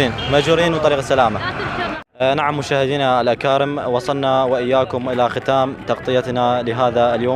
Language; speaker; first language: Arabic; native; Arabic